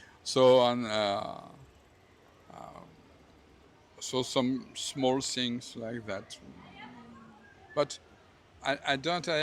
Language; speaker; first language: English; non-native, learner; French